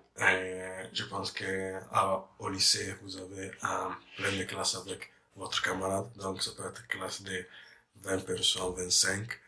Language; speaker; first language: French; non-native, learner; English